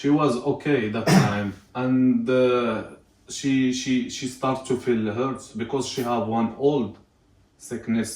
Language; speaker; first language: English; non-native, learner; Arabic